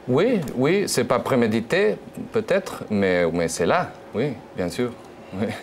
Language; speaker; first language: French; non-native, learner; Spanish